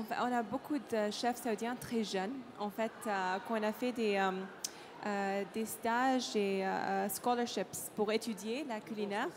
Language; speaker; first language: French; non-native, learner; Arabic